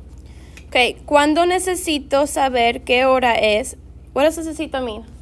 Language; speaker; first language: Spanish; non-native, fluent; English